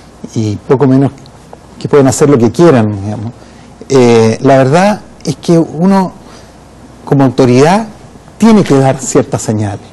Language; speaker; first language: Spanish; native; Spanish